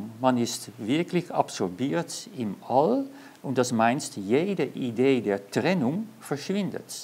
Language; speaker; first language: German; non-native, learner; Dutch